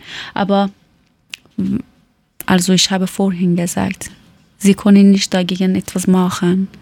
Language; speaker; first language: German; non-native, learner; Persian